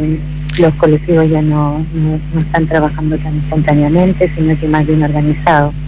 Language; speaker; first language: Spanish; native; Spanish